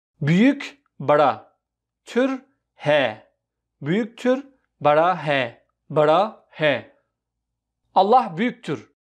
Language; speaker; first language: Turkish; non-native, fluent; Urdu